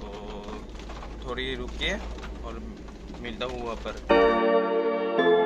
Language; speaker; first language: Hindi; non-native, local second language; Assamese